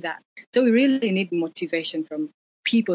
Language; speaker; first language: English; non-native, local second language; Acoli